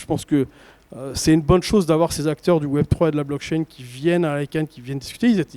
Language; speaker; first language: French; native; French